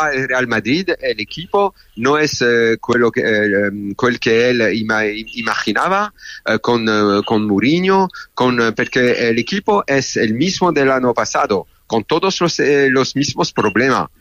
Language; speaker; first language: Spanish; non-native, learner; French